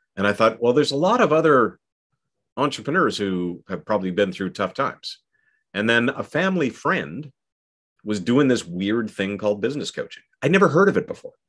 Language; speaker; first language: English; native; English